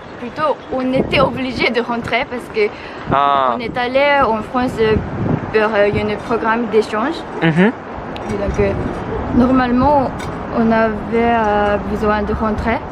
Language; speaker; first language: French; non-native, fluent; Japanese